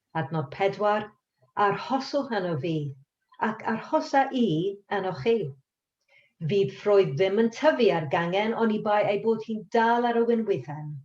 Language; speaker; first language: Welsh; non-native, local second language; English